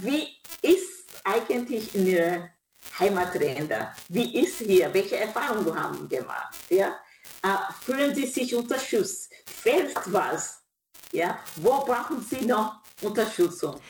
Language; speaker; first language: German; non-native, fluent; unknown